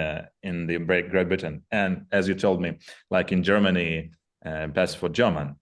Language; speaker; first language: English; non-native, fluent; Russian